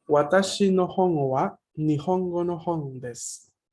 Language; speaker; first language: Japanese; non-native, fluent; Spanish